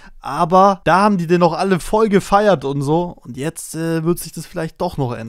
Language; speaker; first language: German; native; German